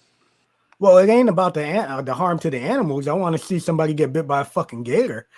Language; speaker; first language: English; native; English